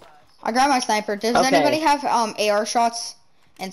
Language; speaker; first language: English; native; English